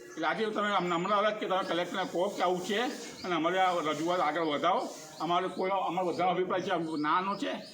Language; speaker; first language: Gujarati; native; Gujarati